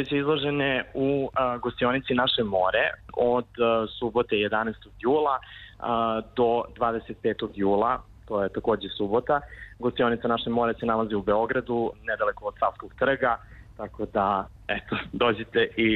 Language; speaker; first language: Serbian; native; Serbian